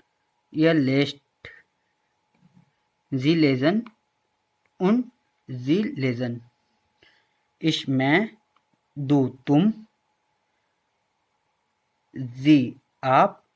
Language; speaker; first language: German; non-native, learner; Hindi